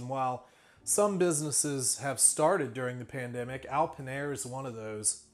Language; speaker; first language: English; native; English